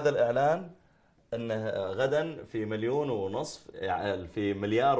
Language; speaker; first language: Arabic; native; Arabic